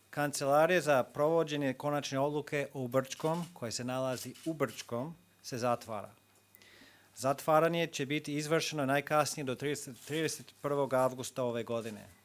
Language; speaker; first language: Croatian; non-native, fluent; English